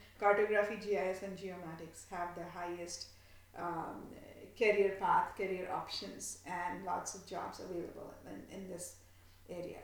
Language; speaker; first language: English; non-native, local second language; Bangla